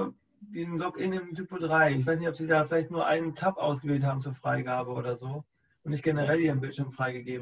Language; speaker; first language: German; native; German